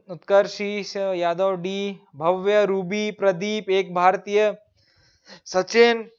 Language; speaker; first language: Hindi; native; Hindi